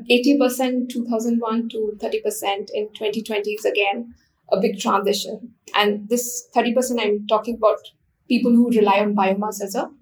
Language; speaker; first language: English; non-native, local second language; Hindi